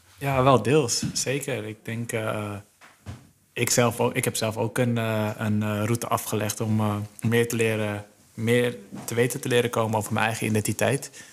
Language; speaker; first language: Dutch; early bilingual, other home language; Somali